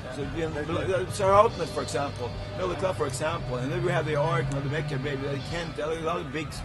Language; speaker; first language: English; non-native, fluent; Swedish